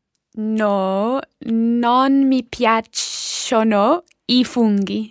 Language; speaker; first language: Italian; non-native, learner; English